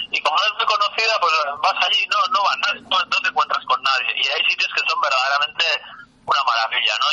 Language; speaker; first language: Spanish; native; Spanish